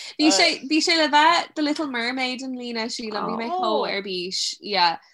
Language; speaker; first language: Irish; non-native, local second language; English